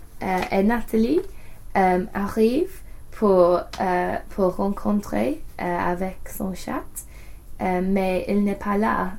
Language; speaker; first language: French; non-native, learner; English